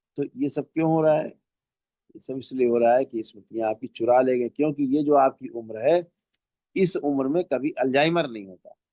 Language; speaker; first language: Hindi; native; Hindi